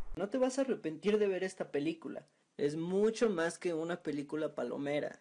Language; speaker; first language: Spanish; native; Spanish